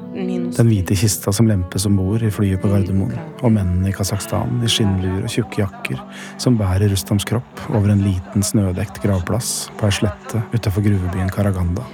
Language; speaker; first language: Norwegian; native; Norwegian